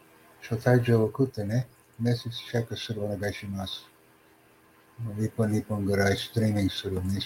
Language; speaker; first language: Japanese; non-native, learner; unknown